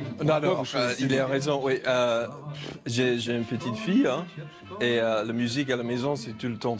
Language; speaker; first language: French; non-native, fluent; English